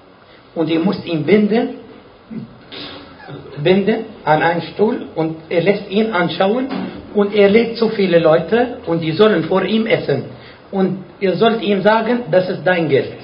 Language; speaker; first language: German; non-native, fluent; Arabic